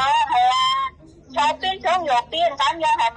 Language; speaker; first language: Cantonese; non-native, learner; Indonesian